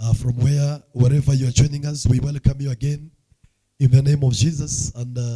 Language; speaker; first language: English; non-native, local second language; Swahili